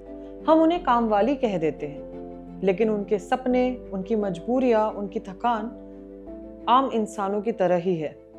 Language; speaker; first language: Hindi; native; Hindi